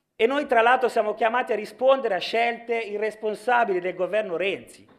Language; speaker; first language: Italian; native; Italian